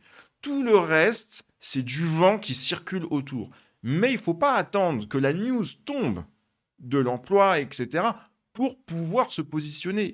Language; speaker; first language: French; native; French